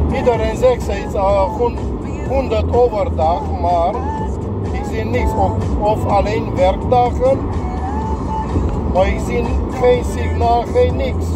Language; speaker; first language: Dutch; non-native, learner; Hungarian